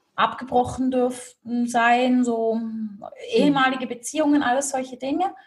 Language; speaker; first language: German; native; German